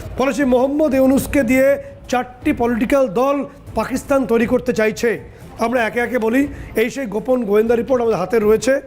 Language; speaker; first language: Bangla; native; Bangla